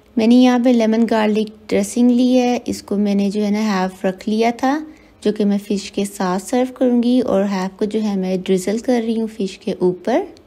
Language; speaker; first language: Hindi; native; Hindi